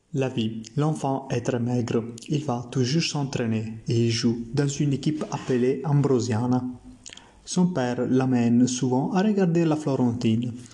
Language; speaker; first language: French; non-native, learner; Italian